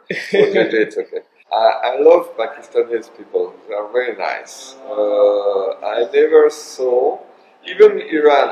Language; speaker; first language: English; non-native, learner; French